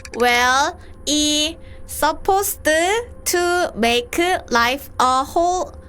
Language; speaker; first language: English; non-native, learner; Korean